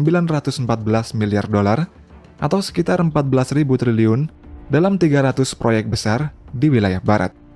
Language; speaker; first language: Indonesian; native; Indonesian